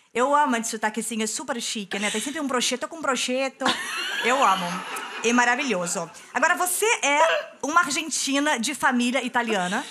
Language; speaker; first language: Portuguese; native; Portuguese